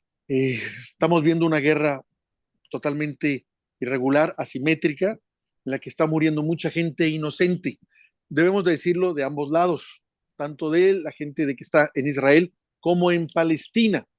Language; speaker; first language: Spanish; native; Spanish